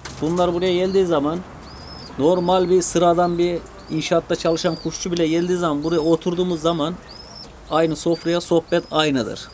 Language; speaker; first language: Turkish; native; Turkish